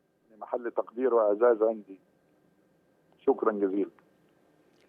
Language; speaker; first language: Arabic; native; Arabic